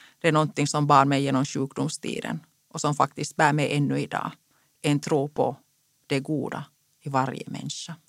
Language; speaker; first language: Swedish; non-native, local second language; Finnish